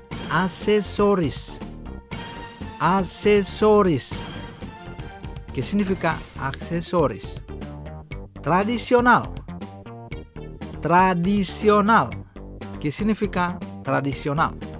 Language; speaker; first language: Spanish; non-native, fluent; Indonesian